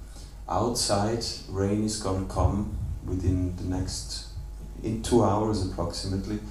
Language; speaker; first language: English; non-native, fluent; German